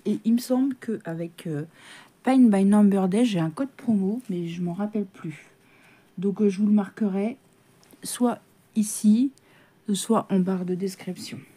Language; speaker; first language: French; native; French